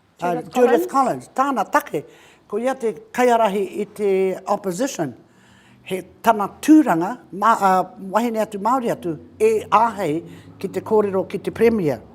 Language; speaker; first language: Māori; native; Māori